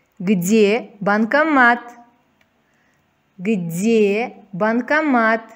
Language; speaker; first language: Russian; non-native, local second language; Uzbek